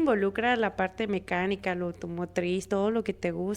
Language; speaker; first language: Spanish; native; Spanish